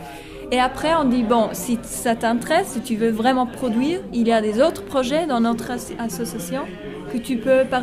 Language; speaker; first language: French; non-native, local second language; German